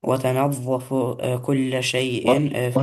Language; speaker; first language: Arabic; non-native, learner; Albanian